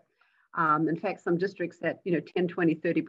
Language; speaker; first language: English; native; English